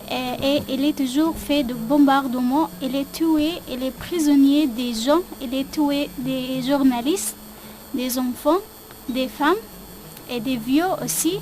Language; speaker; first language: French; non-native, learner; Arabic